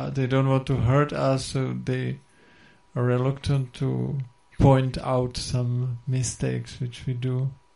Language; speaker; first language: English; non-native, fluent; Czech